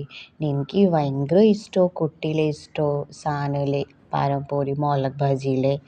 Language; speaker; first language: Malayalam; non-native, learner; Hindi